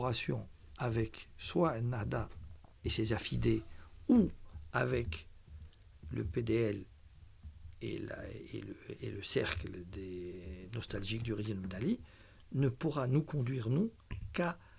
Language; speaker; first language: French; non-native, local second language; Arabic